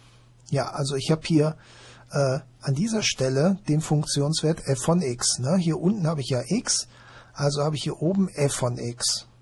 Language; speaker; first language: German; native; German